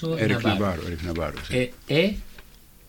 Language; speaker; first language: Hebrew; non-native, fluent; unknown